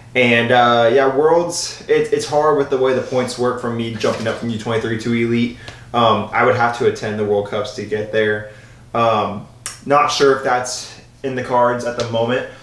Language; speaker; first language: English; native; English